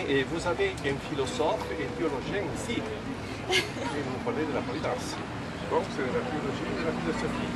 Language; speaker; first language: French; non-native, fluent; Spanish